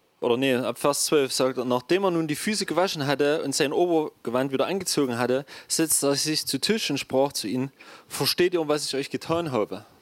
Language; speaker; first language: German; native; German